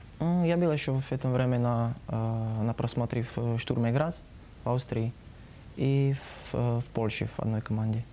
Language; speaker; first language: Russian; non-native, learner; Slovak